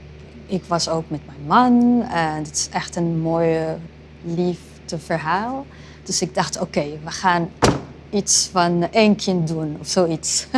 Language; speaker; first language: Dutch; non-native, fluent; Arabic